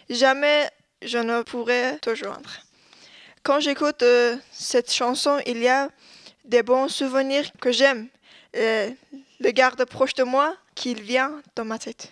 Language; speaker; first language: French; non-native, learner; Persian